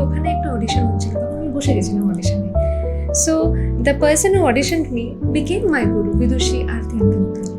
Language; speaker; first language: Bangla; early bilingual, heritage; Bangla